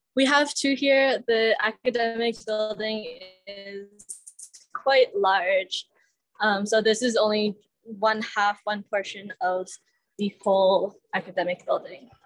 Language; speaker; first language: English; native; English